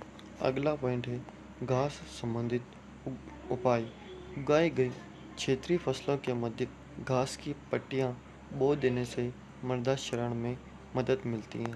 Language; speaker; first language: Hindi; native; Hindi